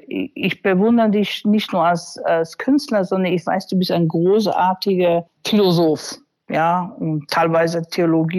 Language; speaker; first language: German; non-native, fluent; English